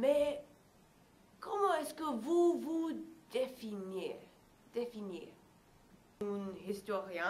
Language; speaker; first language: French; non-native, learner; English